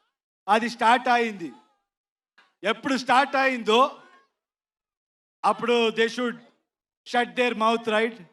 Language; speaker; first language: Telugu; non-native, learner; Kannada